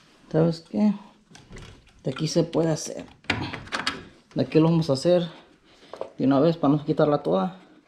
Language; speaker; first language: Spanish; early bilingual, heritage; Spanish